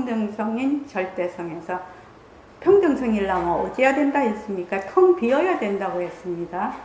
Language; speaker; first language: Korean; native; Korean